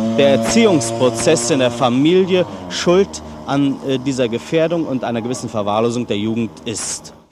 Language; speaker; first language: German; native; German